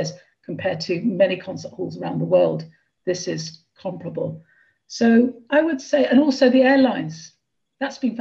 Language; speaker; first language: English; native; English